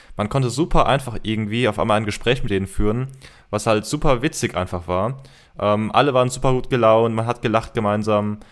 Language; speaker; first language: German; early bilingual, heritage; German